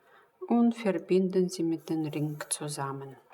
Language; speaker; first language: German; non-native, fluent; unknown